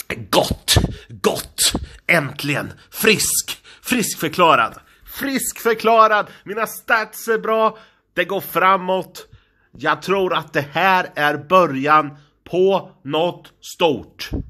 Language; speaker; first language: Swedish; native; Swedish